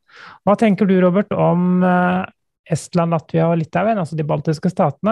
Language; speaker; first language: Norwegian; native; Norwegian